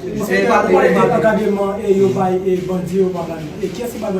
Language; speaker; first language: Haitian Creole; native; Haitian Creole